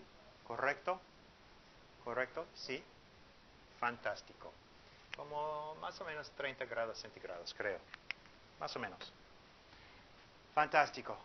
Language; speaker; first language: Spanish; non-native, fluent; English